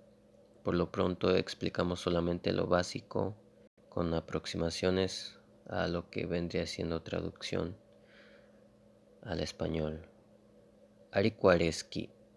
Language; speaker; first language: Spanish; non-native, local second language; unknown